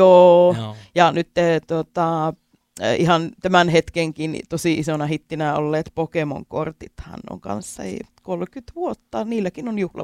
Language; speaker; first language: Finnish; native; Finnish